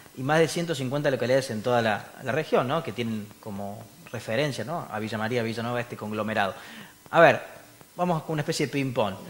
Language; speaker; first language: Spanish; native; Spanish